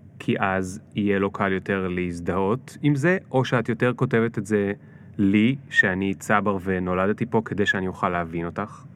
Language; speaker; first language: Hebrew; native; Hebrew